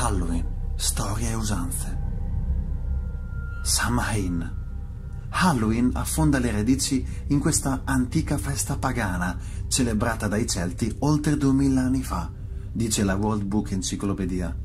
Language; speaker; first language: Italian; native; Italian